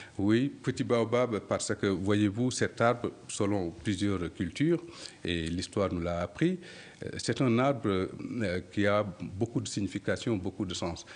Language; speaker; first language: French; non-native, local second language; Soninke